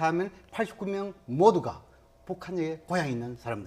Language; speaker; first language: Korean; native; Korean